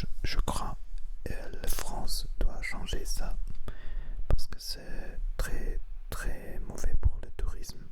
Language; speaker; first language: French; non-native, learner; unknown